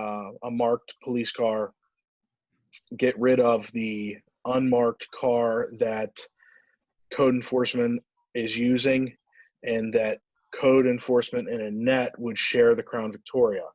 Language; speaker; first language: English; native; English